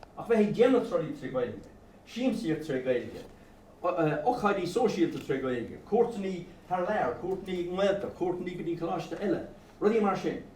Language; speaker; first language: Irish; non-native, local second language; English